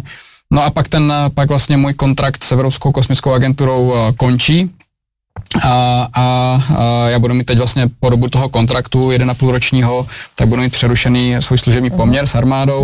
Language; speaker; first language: Czech; native; Czech